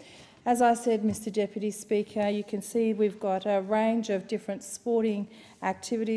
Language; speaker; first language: English; native; English